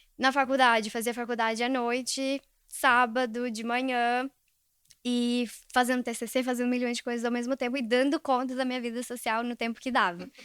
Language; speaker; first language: Portuguese; early bilingual, other home language; Spanish